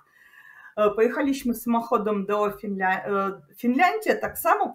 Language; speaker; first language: Polish; non-native, learner; Russian